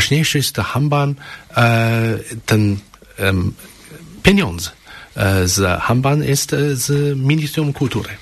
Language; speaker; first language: Polish; non-native, learner; Chinese